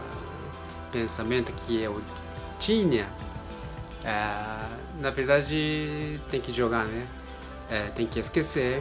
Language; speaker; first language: Portuguese; non-native, learner; Japanese